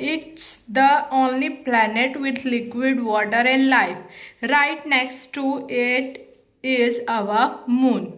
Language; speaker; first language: English; non-native, local second language; Hindi